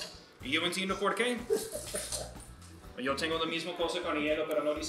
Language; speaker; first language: Spanish; non-native, learner; English